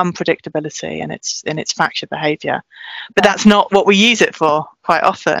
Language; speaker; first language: English; native; English